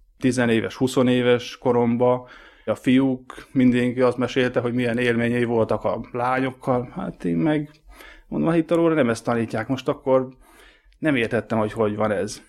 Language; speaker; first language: Hungarian; native; Hungarian